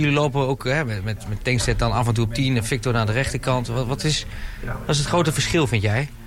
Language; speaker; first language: Dutch; native; Dutch